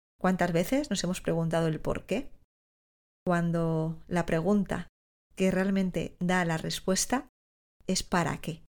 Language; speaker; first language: Spanish; native; Spanish